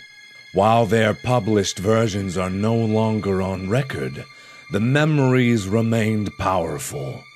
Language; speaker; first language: English; native; English